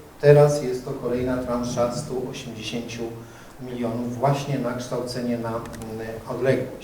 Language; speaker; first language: Polish; native; Polish